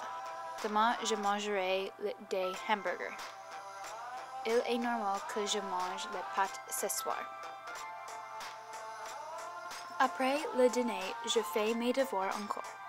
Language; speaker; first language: French; non-native, learner; English